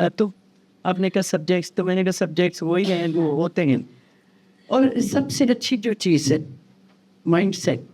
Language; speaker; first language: Urdu; native; Urdu